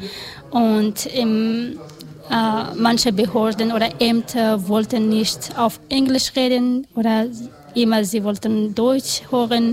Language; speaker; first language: German; non-native, learner; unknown